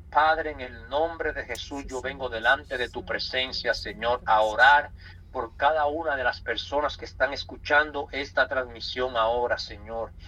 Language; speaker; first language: Spanish; native; Spanish